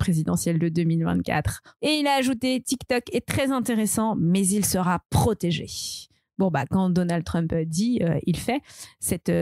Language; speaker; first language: French; native; French